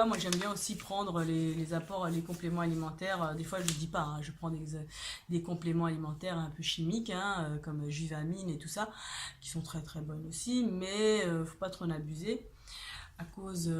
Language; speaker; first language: French; native; French